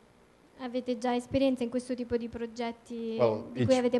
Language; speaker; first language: Italian; native; Italian